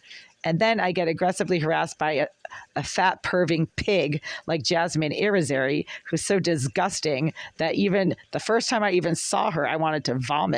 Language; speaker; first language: English; native; English